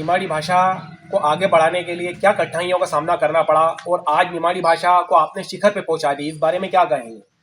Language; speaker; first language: Hindi; non-native, local second language; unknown